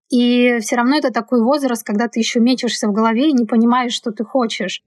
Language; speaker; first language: Russian; native; Russian